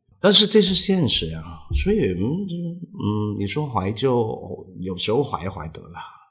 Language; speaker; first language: Chinese; non-native, local second language; Cantonese